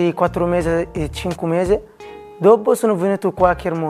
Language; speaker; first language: Italian; non-native, learner; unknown